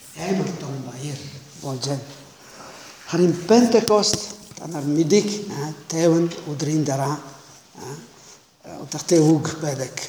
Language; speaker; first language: Mongolian; non-native, learner; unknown